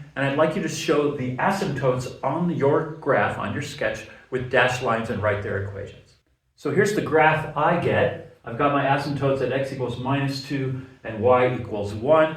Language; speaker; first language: English; native; English